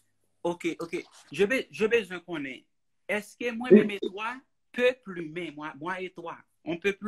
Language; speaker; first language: French; non-native, learner; Haitian Creole